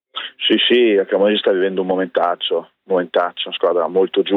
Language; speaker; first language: Italian; native; Italian